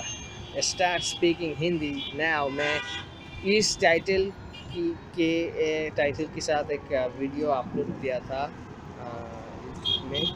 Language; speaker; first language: Hindi; non-native, learner; Bangla